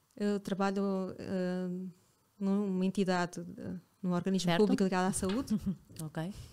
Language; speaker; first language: Portuguese; native; Portuguese